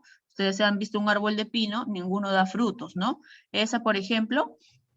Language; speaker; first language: Spanish; native; Spanish